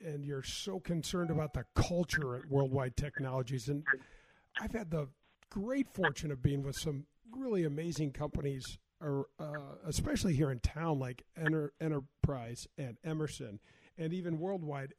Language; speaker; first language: English; native; English